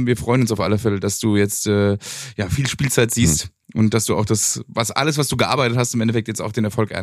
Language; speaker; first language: German; native; German